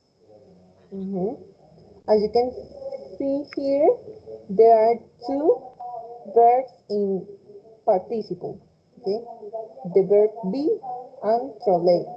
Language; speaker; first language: English; non-native, fluent; Spanish